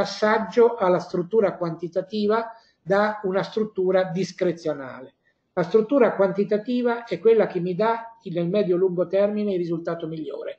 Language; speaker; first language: Italian; native; Italian